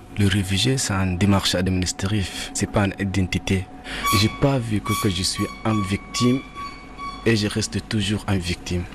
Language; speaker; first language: French; non-native, fluent; Arabic